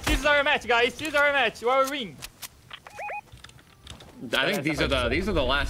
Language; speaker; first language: English; non-native, learner; Portuguese